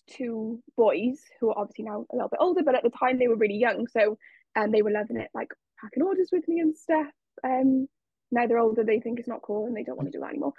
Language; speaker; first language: English; native; English